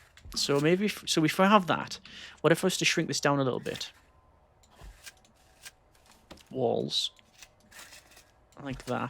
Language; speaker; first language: English; native; English